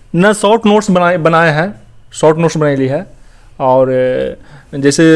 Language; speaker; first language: Hindi; native; Hindi